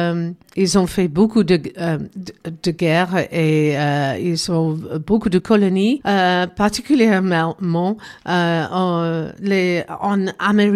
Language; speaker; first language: French; non-native, learner; English